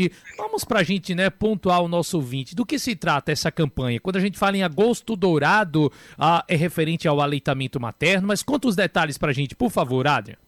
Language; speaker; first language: Portuguese; native; Portuguese